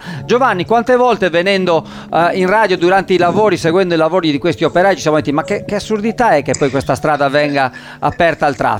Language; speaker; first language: Italian; native; Italian